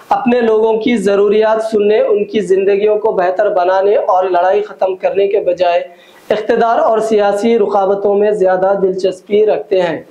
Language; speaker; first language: Urdu; native; Urdu